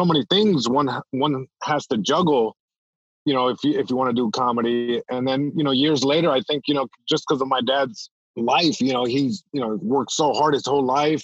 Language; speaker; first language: English; early bilingual, other home language; Spanish